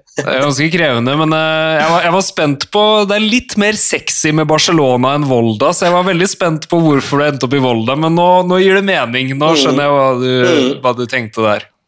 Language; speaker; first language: Norwegian; native; Norwegian